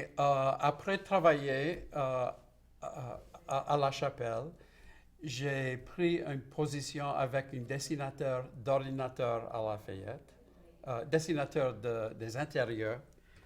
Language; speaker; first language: French; non-native, local second language; English